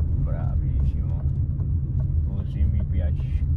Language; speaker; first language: Italian; non-native, learner; Filipino